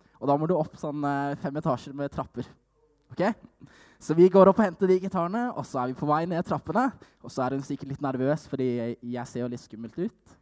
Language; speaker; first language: Norwegian; native; Norwegian